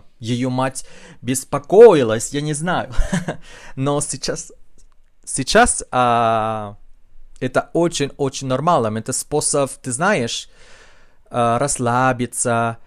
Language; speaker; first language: Russian; non-native, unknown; Spanish